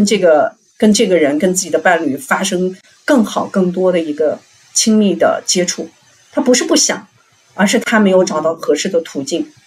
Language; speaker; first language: Chinese; native; Chinese